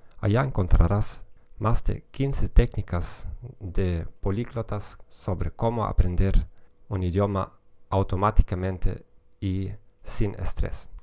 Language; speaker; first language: Spanish; non-native, fluent; German